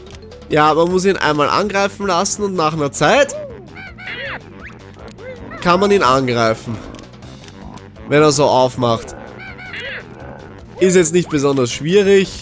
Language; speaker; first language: German; native; German